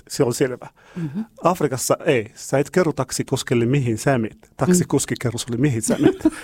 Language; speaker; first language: Finnish; non-native, fluent; Arabic